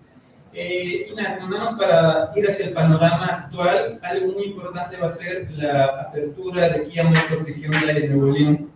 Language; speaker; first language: Spanish; native; Spanish